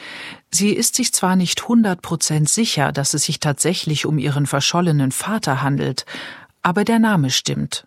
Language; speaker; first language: German; native; German